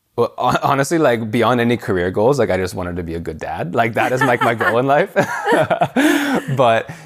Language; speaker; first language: English; native; English